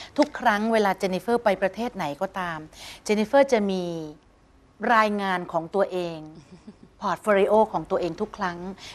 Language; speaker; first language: Thai; native; Thai